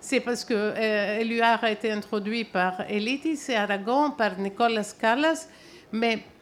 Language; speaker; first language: French; non-native, fluent; Greek